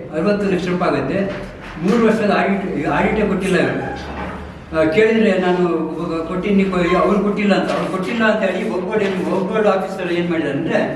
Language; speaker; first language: Kannada; non-native, local second language; Urdu